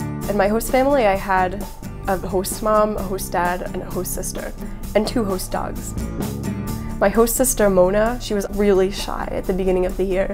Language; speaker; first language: English; native; English